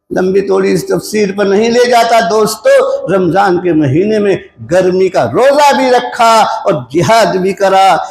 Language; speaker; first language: Urdu; non-native, local second language; Punjabi